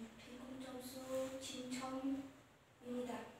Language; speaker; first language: Korean; non-native, learner; Vietnamese